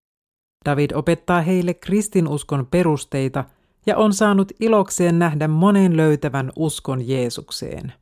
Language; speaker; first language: Finnish; native; Finnish